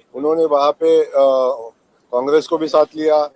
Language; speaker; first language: Hindi; non-native, local second language; Marathi